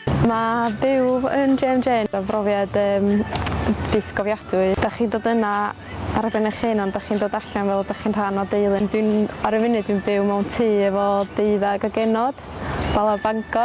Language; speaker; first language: Welsh; native; Welsh